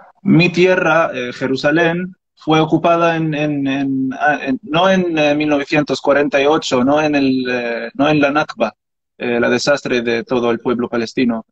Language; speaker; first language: Spanish; non-native, learner; Arabic